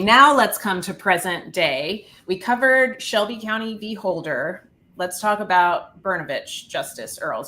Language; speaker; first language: English; native; English